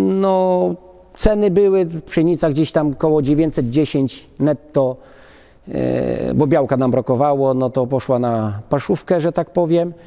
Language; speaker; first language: Polish; native; Polish